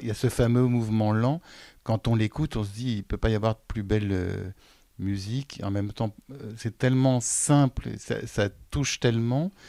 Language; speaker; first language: French; native; French